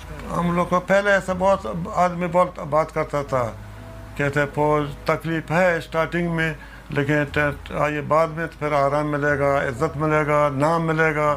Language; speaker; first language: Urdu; non-native, local second language; Baluchi